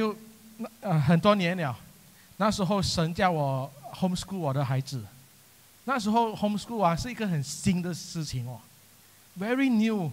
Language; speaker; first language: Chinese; non-native, local second language; English